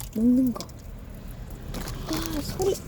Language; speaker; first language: Korean; native; Korean